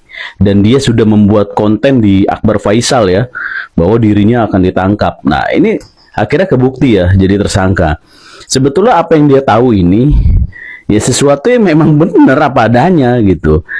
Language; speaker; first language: Indonesian; native; Indonesian